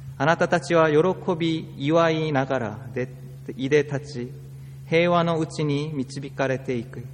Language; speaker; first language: Japanese; non-native, fluent; Korean